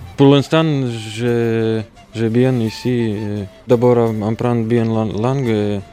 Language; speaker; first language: French; non-native, fluent; Latvian